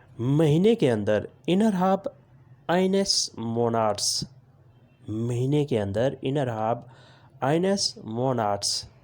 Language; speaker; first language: Urdu; native; Urdu